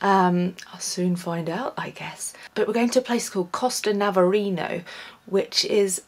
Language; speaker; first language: English; native; English